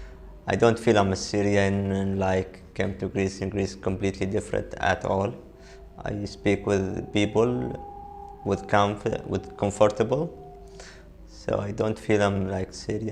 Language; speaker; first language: English; non-native, learner; Arabic